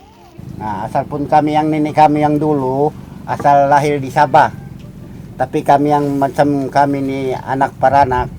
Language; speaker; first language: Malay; non-native, local second language; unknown